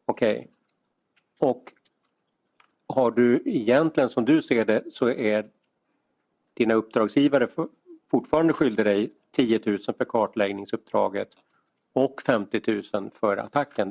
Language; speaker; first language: Swedish; native; Swedish